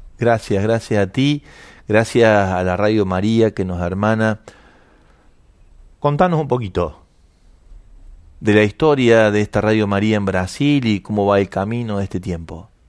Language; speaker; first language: Spanish; native; Spanish